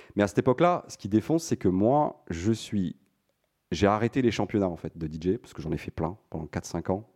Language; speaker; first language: French; native; French